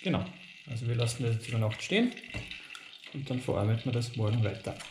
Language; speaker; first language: German; native; German